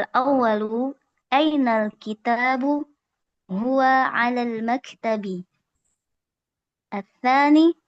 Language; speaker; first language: Arabic; non-native, learner; Indonesian